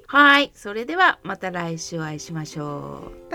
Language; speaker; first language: Japanese; early bilingual, heritage; Japanese